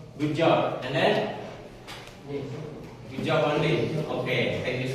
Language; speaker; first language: English; non-native, learner; Indonesian